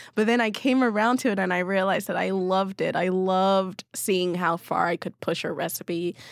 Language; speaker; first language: English; non-native, local second language; Yoruba